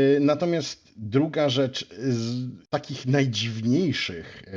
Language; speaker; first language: Polish; native; Polish